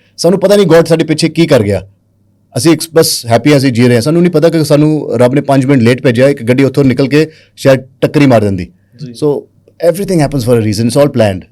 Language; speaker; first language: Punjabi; early bilingual, heritage; Punjabi